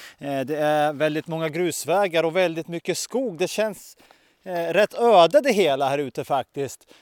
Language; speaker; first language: Swedish; native; Swedish